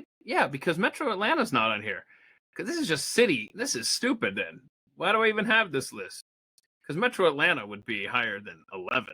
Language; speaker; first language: English; native; English